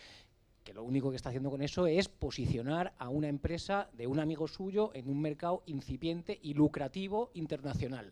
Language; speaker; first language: Spanish; native; Spanish